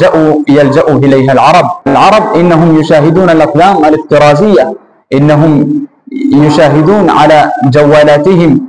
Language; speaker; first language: Arabic; non-native, fluent; Urdu